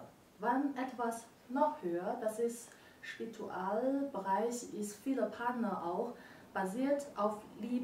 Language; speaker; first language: German; non-native, learner; Chinese